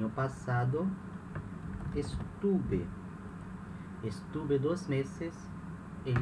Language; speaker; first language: Spanish; non-native, fluent; Portuguese